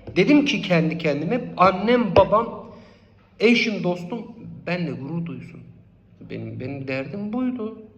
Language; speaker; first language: Turkish; non-native, local second language; Kurdish